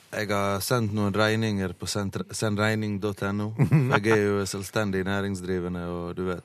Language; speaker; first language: Norwegian; early bilingual, other home language; Bosnian